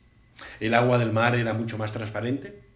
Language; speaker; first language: Spanish; native; Spanish